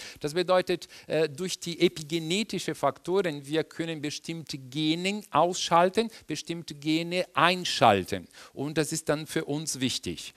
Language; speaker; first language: German; non-native, fluent; Portuguese